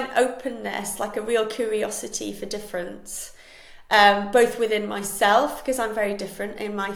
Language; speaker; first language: English; non-native, fluent; Spanish